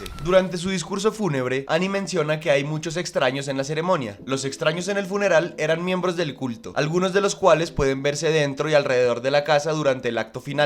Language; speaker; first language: Spanish; native; Spanish